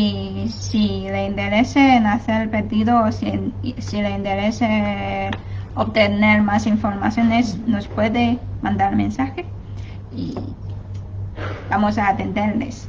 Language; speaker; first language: Spanish; non-native, fluent; Chinese